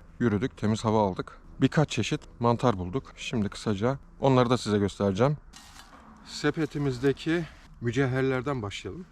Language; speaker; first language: Turkish; early bilingual, heritage; Turkish